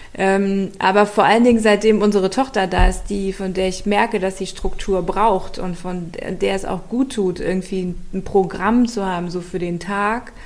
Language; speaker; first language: German; native; German